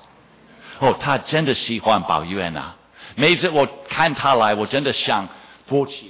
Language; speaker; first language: Chinese; non-native, fluent; English